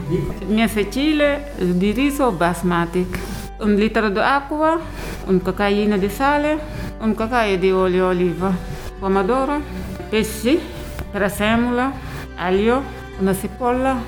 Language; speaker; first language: Italian; non-native, learner; Wolof